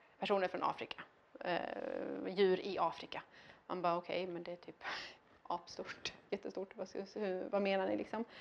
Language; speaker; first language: Swedish; early bilingual, other home language; Arabic